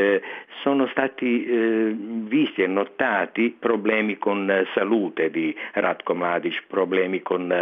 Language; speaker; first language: Italian; non-native, fluent; Serbian